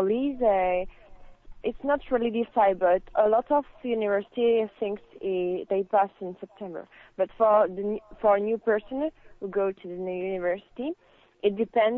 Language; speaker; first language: English; non-native, learner; French